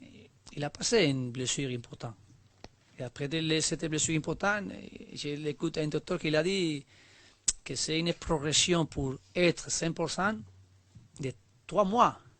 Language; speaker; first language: French; non-native, learner; Spanish